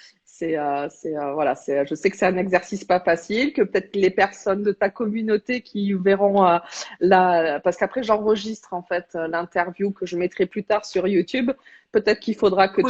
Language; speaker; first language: French; native; French